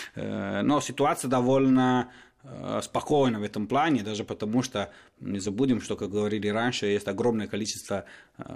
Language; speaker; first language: Russian; non-native, fluent; Italian